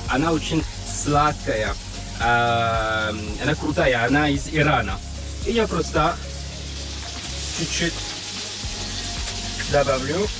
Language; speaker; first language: Russian; non-native, learner; French